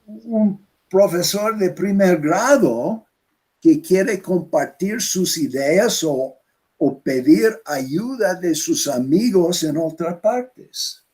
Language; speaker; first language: Spanish; non-native, fluent; English